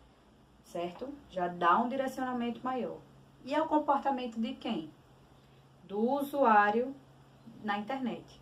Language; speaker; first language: Portuguese; native; Portuguese